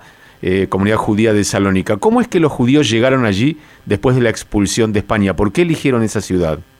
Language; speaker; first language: Spanish; native; Spanish